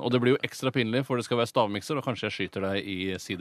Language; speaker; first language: Norwegian; native; Norwegian